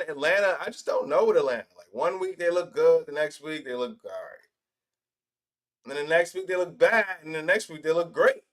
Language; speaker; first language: English; native; English